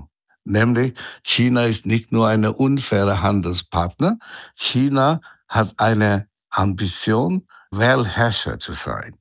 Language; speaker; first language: German; non-native, fluent; Chinese